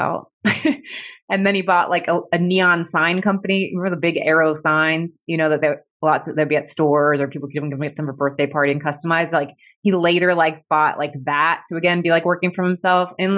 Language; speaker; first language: English; native; English